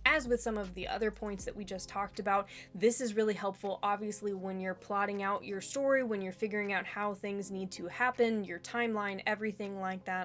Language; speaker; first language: English; native; English